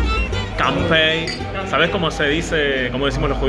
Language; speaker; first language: Spanish; native; Spanish